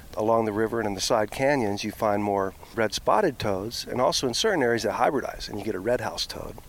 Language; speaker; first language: English; native; English